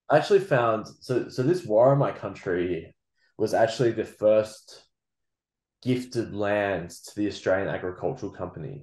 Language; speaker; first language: English; native; English